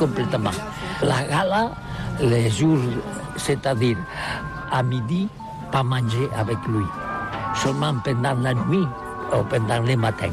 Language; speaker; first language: French; non-native, learner; Catalan